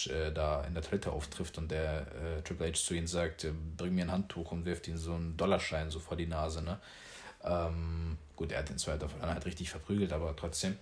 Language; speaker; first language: German; native; German